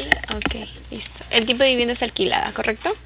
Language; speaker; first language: Spanish; native; Spanish